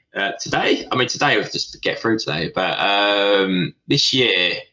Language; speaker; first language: English; native; English